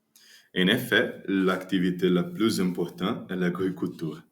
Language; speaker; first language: French; non-native, learner; Portuguese